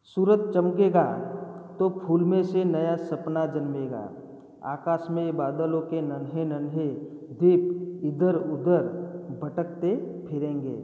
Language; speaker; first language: Hindi; non-native, local second language; Gujarati